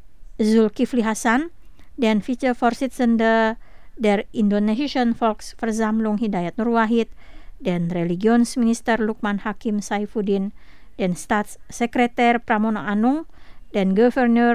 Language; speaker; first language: German; non-native, fluent; Indonesian